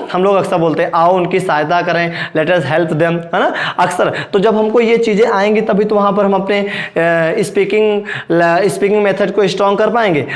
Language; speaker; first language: Hindi; native; Hindi